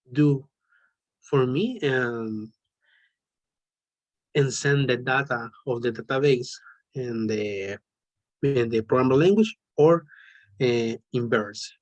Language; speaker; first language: English; non-native, learner; Spanish